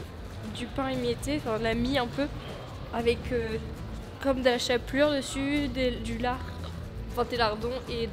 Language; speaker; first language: French; native; French